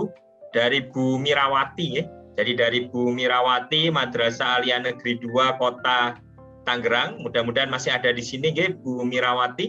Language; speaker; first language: Indonesian; non-native, local second language; Javanese